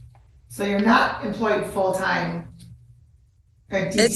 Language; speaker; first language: English; native; English